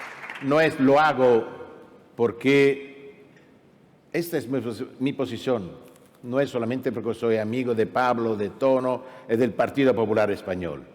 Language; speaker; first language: Spanish; non-native, fluent; Italian